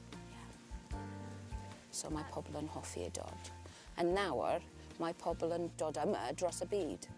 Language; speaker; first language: Welsh; non-native, learner; English